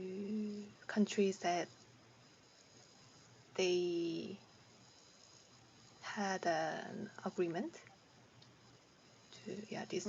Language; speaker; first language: English; non-native, learner; Korean